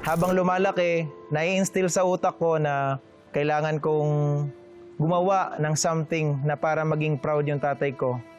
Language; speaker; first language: Filipino; native; Filipino